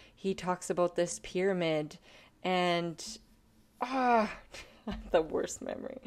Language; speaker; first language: English; native; English